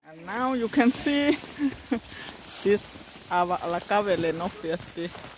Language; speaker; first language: English; non-native, learner; Thai